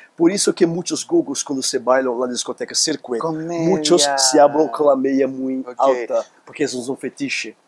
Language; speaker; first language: Spanish; non-native, learner; Portuguese